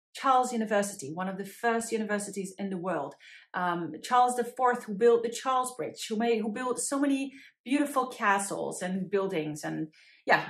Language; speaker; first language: English; non-native, fluent; Dutch